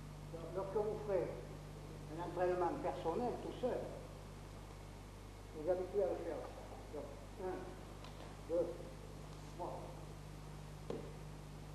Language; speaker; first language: French; native; French